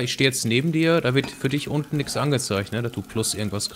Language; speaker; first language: German; native; German